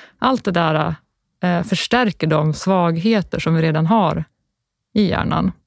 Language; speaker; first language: Swedish; native; Swedish